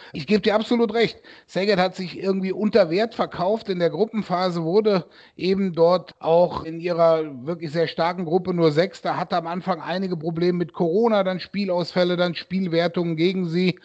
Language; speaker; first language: German; native; German